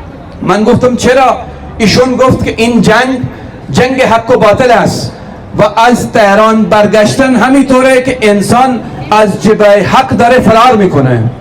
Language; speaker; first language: Persian; non-native, fluent; Urdu